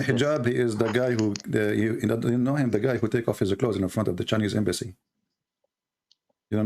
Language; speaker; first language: English; non-native, fluent; Arabic